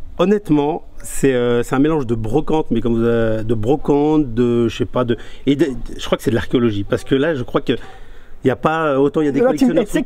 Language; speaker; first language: French; native; French